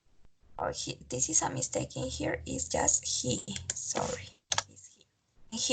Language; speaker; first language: English; non-native, fluent; Spanish